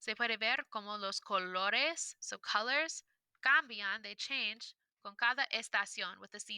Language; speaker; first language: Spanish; non-native, fluent; English